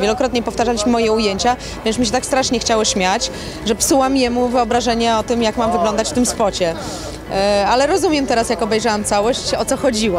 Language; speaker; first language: Polish; native; Polish